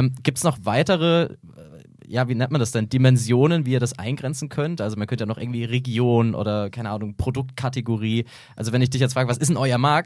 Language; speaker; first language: German; native; German